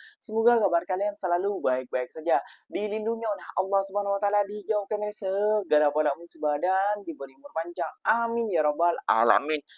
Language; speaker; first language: Indonesian; native; Indonesian